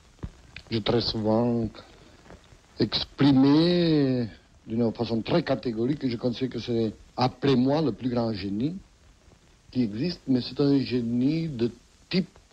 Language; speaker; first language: French; non-native, fluent; Catalan